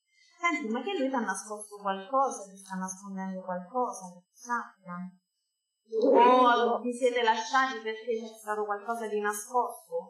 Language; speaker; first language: Italian; native; Italian